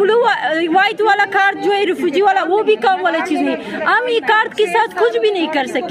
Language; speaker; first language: Hindi; non-native, learner; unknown